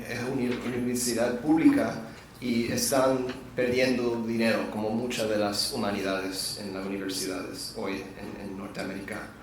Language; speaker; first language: Spanish; non-native, fluent; English